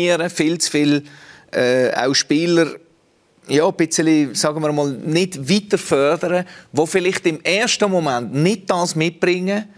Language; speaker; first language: German; native; German